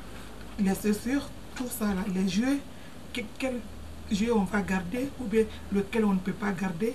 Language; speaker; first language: French; non-native, fluent; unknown